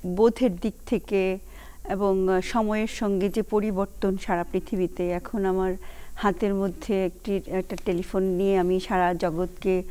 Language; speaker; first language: Bangla; native; Bangla